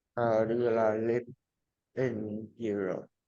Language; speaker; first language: English; non-native, learner; Vietnamese